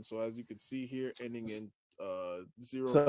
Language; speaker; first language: English; native; English